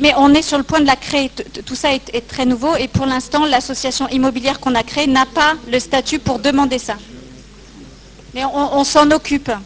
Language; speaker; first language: French; native; French